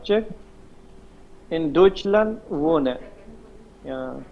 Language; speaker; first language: German; non-native, learner; Hindi